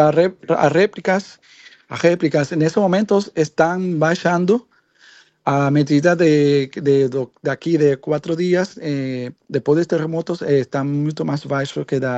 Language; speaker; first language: Portuguese; non-native, learner; Spanish